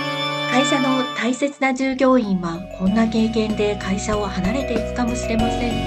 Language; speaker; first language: Japanese; native; Japanese